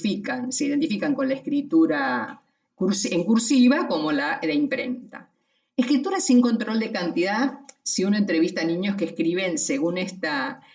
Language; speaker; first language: Spanish; native; Spanish